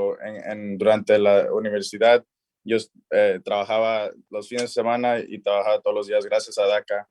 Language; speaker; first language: Spanish; early bilingual, other home language; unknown